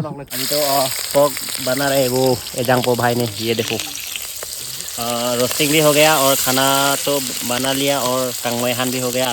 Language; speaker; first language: Hindi; non-native, local second language; Karbi